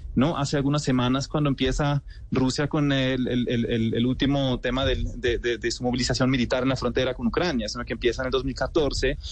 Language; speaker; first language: Spanish; non-native, fluent; German